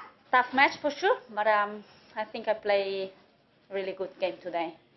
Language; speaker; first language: English; non-native, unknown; Italian